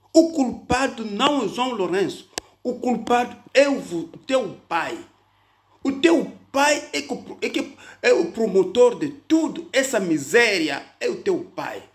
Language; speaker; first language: Portuguese; native; Portuguese